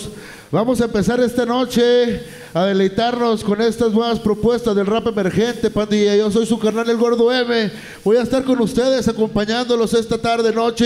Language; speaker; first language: Spanish; native; Spanish